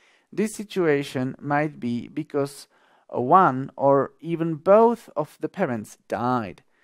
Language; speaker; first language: English; non-native, fluent; Slovak